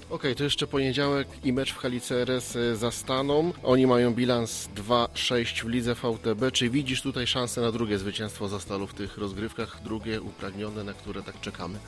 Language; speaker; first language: Polish; native; Polish